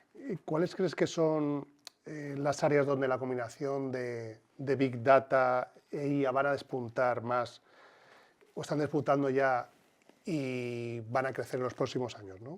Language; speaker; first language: Spanish; native; Spanish